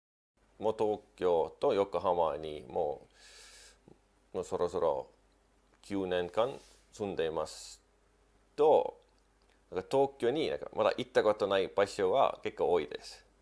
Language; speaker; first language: Japanese; non-native, fluent; Estonian